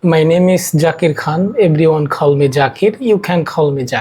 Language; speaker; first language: English; non-native, learner; Bangla